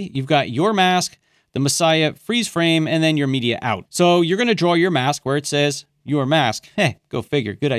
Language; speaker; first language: English; native; English